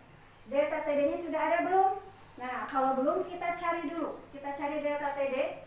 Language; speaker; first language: Indonesian; native; Indonesian